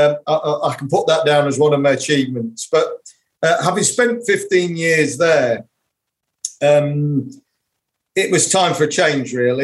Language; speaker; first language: English; native; English